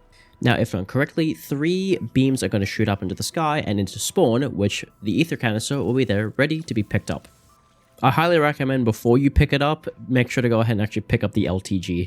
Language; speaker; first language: English; native; English